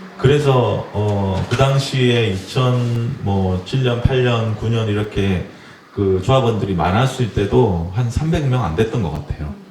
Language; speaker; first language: Korean; native; Korean